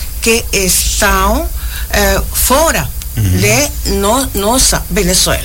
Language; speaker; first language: Portuguese; non-native, learner; Spanish